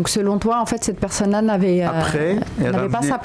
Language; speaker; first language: French; native; French